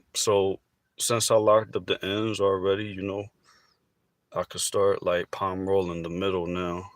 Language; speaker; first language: English; native; English